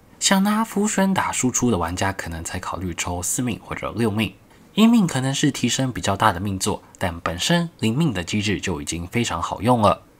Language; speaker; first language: Chinese; native; Chinese